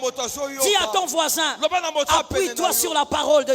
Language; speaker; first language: French; non-native, local second language; Lingala